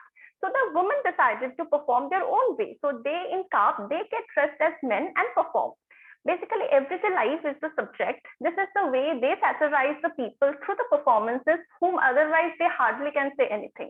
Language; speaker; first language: English; non-native, local second language; Bangla